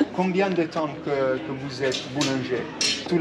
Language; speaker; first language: French; non-native, fluent; English